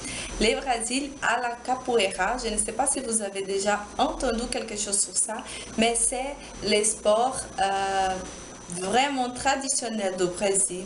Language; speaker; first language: French; non-native, learner; Portuguese